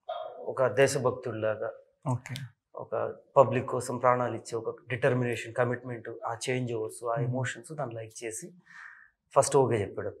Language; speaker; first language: Telugu; native; Telugu